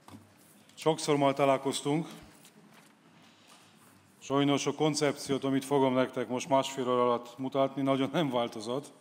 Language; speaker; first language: Hungarian; non-native, fluent; Polish